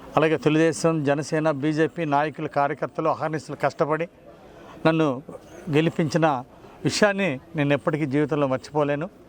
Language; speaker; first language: Telugu; native; Telugu